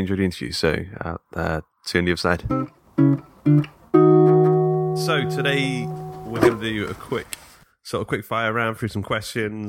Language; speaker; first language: English; native; English